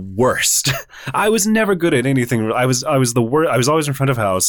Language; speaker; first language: English; native; English